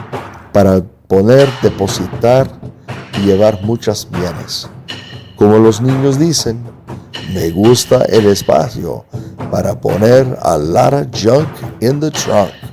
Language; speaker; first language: Spanish; non-native, fluent; English